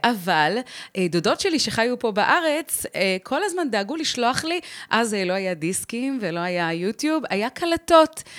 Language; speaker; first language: Hebrew; early bilingual, heritage; Hebrew